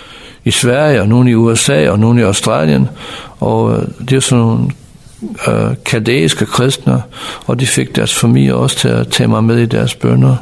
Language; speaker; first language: Danish; non-native, fluent; English